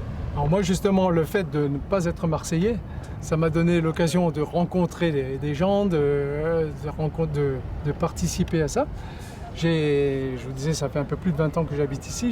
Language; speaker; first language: French; native; French